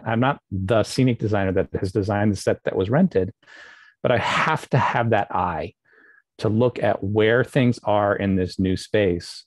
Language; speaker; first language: English; native; English